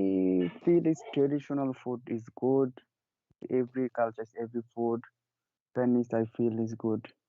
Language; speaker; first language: English; non-native, learner; Bangla